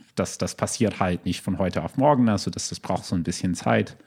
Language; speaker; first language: German; non-native, fluent; English